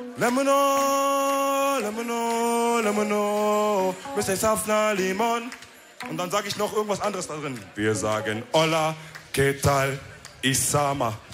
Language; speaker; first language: German; early bilingual, other home language; Wolof